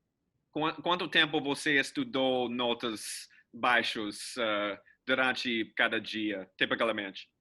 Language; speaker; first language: Portuguese; non-native, learner; English